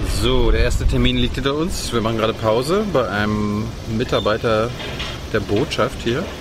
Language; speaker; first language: German; native; German